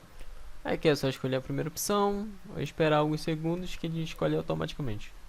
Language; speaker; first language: Portuguese; native; Portuguese